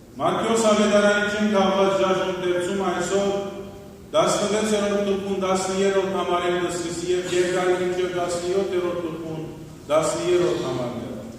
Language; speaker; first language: Armenian; early bilingual, heritage; Armenian